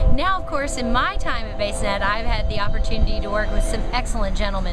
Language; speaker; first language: English; native; English